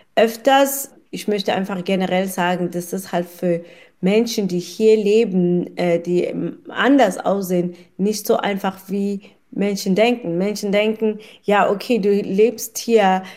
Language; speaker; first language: German; non-native, fluent; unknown